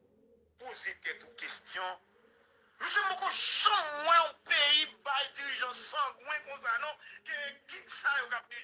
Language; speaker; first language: Haitian Creole; native; Haitian Creole